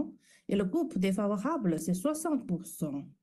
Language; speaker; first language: French; non-native, fluent; Chinese